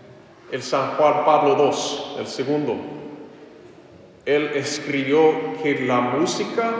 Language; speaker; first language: Spanish; non-native, fluent; English